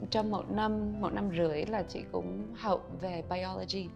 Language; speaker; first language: Vietnamese; early bilingual, heritage; Vietnamese